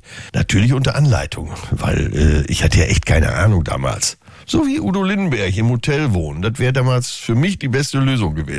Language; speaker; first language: German; native; German